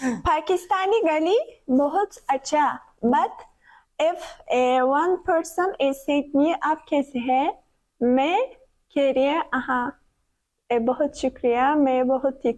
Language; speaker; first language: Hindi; non-native, learner; Turkish